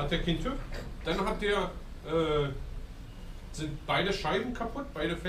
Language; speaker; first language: German; native; German